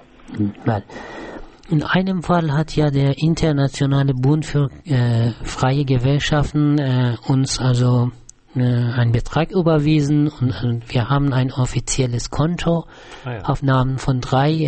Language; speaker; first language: German; non-native, fluent; Persian